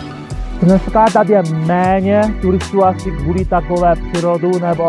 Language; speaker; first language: Czech; non-native, learner; Chinese